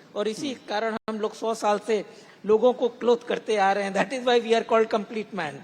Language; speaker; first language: Hindi; native; Hindi